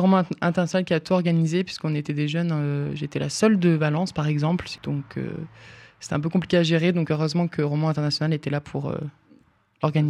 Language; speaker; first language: French; native; French